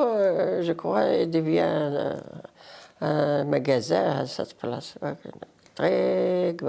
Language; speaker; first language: French; non-native, learner; Arabic